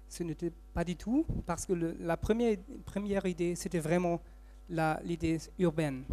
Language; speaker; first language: French; non-native, fluent; German